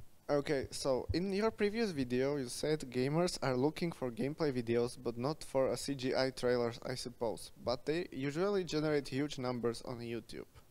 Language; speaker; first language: English; non-native, fluent; Slovak